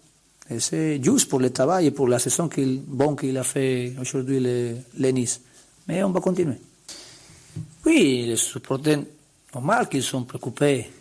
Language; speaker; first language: French; non-native, learner; Spanish